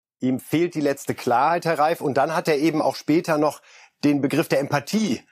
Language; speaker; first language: German; native; German